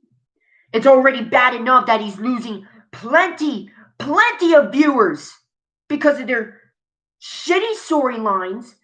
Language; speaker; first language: English; native; English